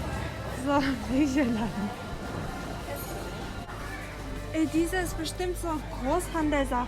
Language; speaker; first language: German; non-native, fluent; Mongolian